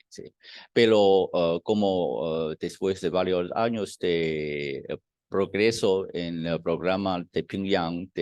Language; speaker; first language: Spanish; non-native, fluent; Chinese